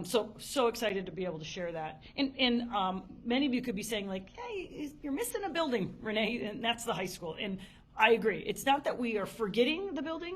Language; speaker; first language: English; native; English